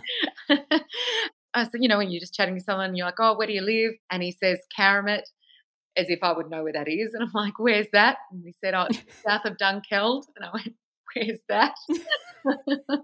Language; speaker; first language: English; native; English